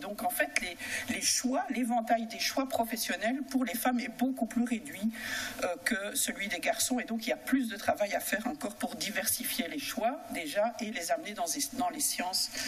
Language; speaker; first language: French; native; French